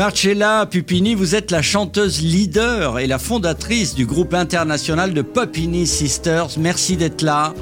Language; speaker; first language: French; native; French